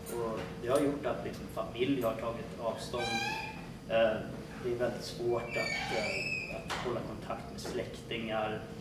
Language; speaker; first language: Swedish; native; Swedish